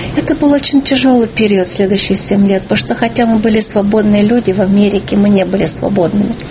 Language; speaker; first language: Russian; early bilingual, heritage; Russian